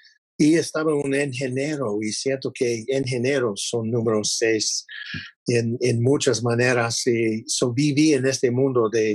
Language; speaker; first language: Spanish; non-native, fluent; English